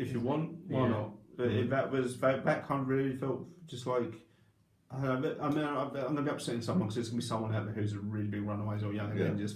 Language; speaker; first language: English; native; English